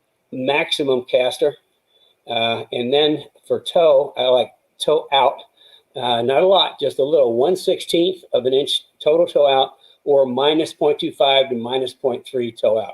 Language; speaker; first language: English; native; English